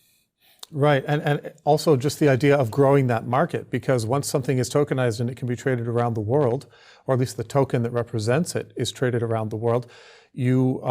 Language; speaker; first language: English; native; English